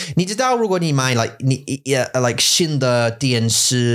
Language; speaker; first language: Chinese; non-native, learner; English